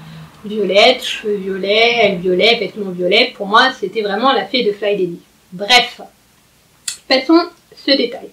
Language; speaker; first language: French; native; French